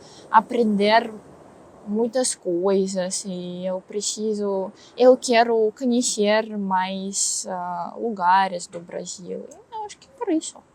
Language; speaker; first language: Portuguese; non-native, learner; Russian